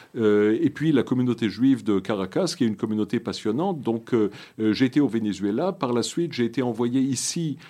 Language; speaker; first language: French; early bilingual, other home language; Hebrew